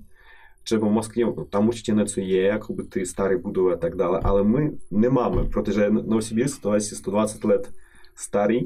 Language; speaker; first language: Czech; non-native, fluent; Russian